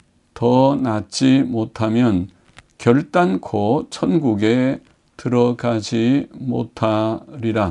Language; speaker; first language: Korean; native; Korean